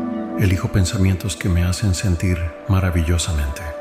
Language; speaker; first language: Spanish; native; Spanish